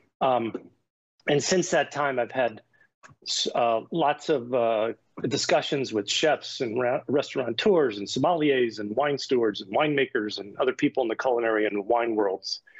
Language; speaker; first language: English; native; English